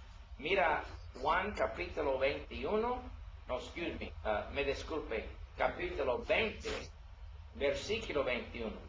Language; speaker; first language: Spanish; non-native, learner; English